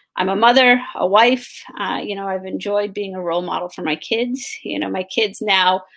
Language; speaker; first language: English; native; English